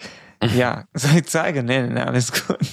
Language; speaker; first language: German; non-native, fluent; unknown